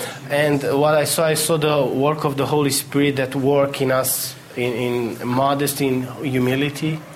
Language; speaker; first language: English; non-native, fluent; Romanian